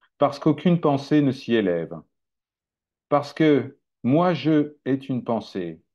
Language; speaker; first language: French; native; French